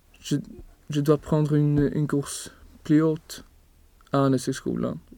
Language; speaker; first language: French; non-native, learner; Swedish